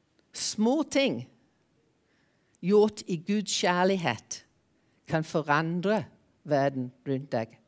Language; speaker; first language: Norwegian; non-native, fluent; English